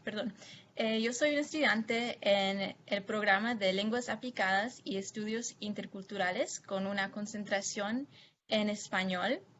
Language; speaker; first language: Spanish; non-native, fluent; English